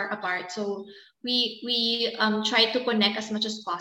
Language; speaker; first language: English; non-native, local second language; Filipino